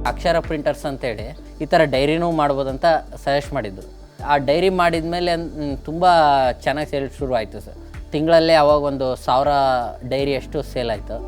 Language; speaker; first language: Kannada; native; Kannada